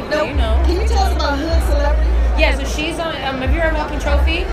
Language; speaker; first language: English; native; English